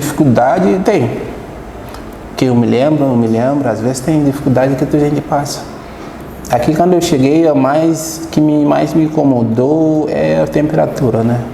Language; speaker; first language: Portuguese; non-native, fluent; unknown